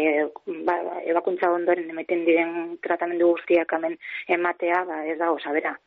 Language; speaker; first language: Basque; native; Basque